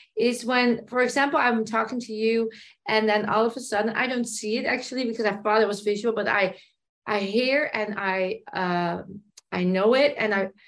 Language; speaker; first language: English; non-native, fluent; Dutch